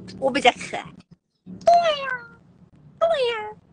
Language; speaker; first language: Chinese; non-native, learner; Thai